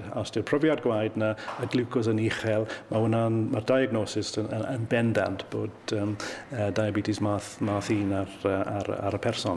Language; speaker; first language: Welsh; native; Welsh